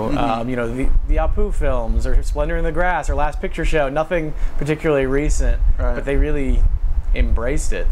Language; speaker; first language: English; native; English